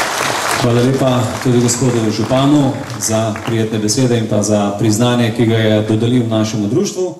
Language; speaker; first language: Slovenian; native; Slovenian